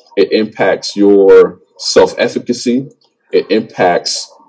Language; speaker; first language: English; native; English